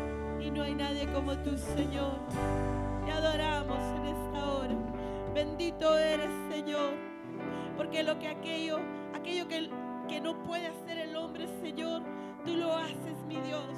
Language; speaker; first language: Spanish; native; Spanish